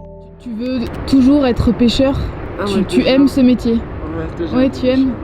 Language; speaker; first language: French; native; French